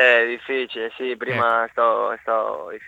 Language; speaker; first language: Italian; non-native, learner; Spanish